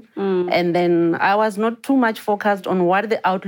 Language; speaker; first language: English; non-native, local second language; Venda